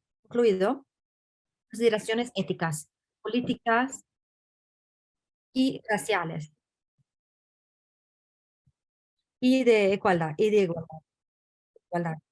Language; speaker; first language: Spanish; non-native, fluent; English